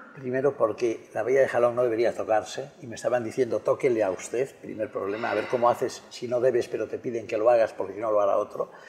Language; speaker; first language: Spanish; native; Spanish